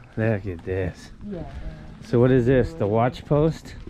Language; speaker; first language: English; non-native, fluent; Croatian